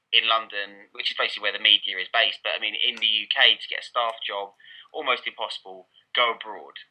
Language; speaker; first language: English; native; English